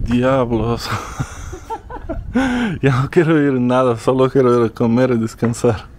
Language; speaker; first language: Spanish; non-native, fluent; Russian